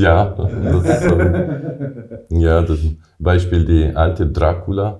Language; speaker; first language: German; non-native, learner; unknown